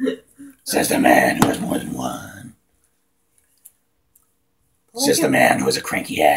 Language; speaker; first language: English; native; English